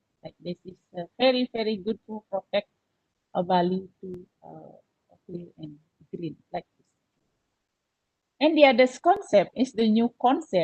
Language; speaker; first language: English; non-native, learner; Indonesian